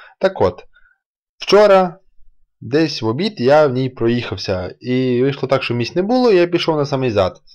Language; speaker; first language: Ukrainian; native; Ukrainian